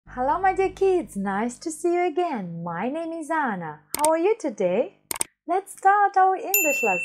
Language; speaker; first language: English; non-native, fluent; Russian